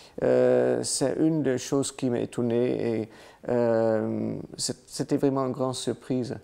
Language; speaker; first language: French; non-native, learner; Dutch